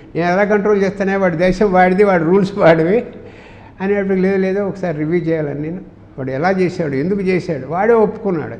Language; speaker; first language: Telugu; native; Telugu